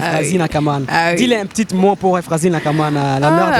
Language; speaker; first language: French; non-native, local second language; Rundi